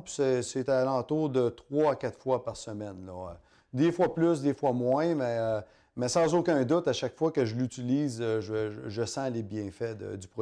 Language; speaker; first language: French; native; French